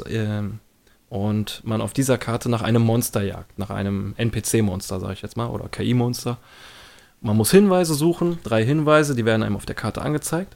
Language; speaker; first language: German; native; German